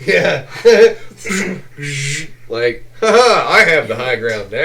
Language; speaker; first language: English; native; English